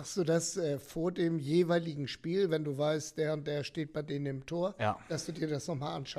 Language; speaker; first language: German; native; German